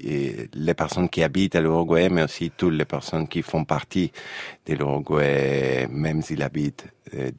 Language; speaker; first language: French; non-native, fluent; Spanish